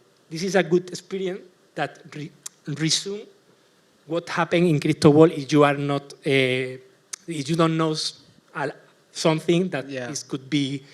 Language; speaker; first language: English; non-native, learner; Spanish